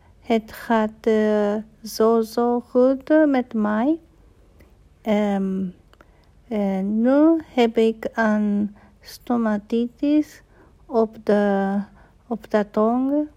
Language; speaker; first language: Dutch; non-native, learner; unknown